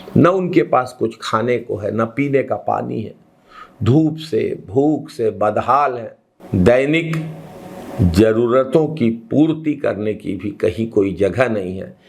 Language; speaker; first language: Hindi; native; Hindi